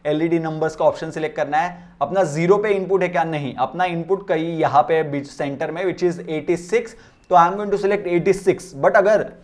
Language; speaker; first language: Hindi; non-native, local second language; Marathi